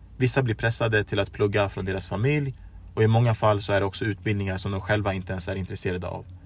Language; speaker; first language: Swedish; early bilingual, other home language; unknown